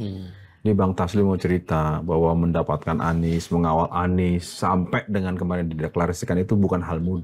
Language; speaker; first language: Indonesian; native; Indonesian